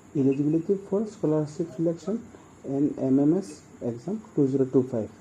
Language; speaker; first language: English; non-native, local second language; Assamese